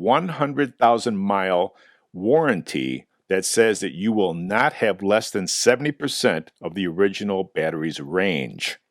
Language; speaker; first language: English; native; English